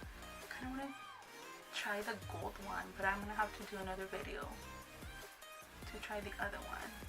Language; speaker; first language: English; native; English